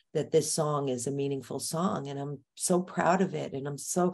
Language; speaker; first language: English; native; English